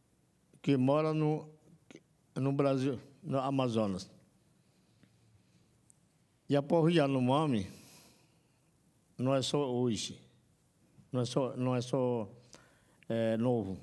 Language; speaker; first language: Portuguese; non-native, local second language; Yanomámi